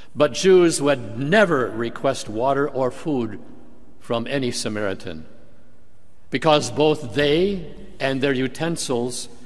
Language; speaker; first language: English; native; English